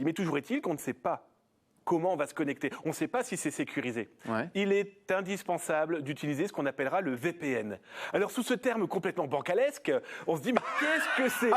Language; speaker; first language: French; native; French